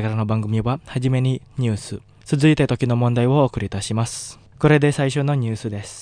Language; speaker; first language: Japanese; non-native, fluent; Indonesian